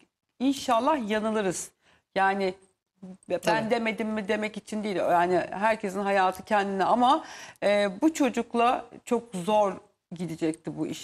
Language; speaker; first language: Turkish; native; Turkish